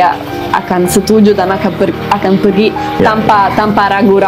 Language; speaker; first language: Indonesian; non-native, fluent; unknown